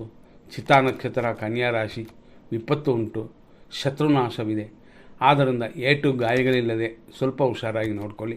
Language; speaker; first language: Kannada; native; Kannada